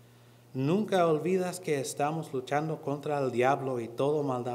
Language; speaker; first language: Spanish; non-native, learner; English